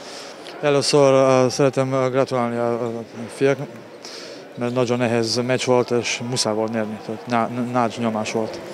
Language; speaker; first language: Hungarian; non-native, learner; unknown